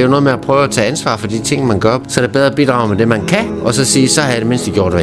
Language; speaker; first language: Danish; native; Danish